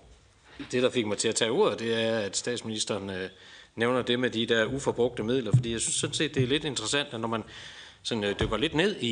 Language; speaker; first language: Danish; native; Danish